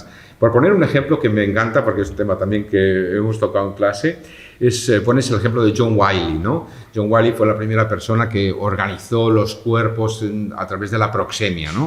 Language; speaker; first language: Spanish; native; Spanish